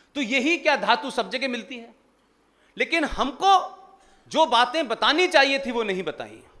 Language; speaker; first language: Hindi; native; Hindi